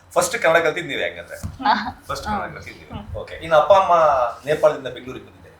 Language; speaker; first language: Kannada; native; Kannada